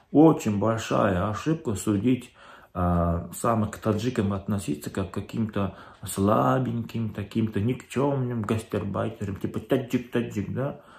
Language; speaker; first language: Russian; non-native, local second language; Turkmen